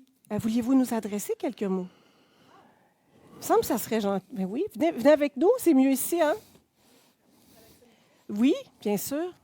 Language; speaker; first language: French; native; French